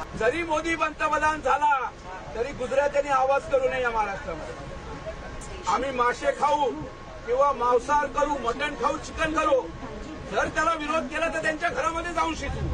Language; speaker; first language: Marathi; native; Marathi